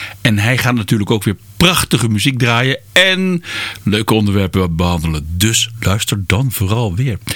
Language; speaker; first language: Dutch; native; Dutch